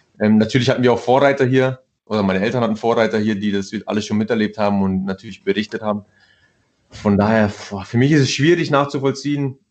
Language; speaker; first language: German; early bilingual, other home language; Italian